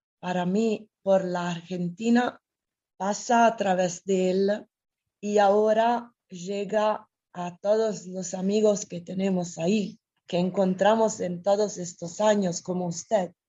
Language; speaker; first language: Spanish; non-native, fluent; Italian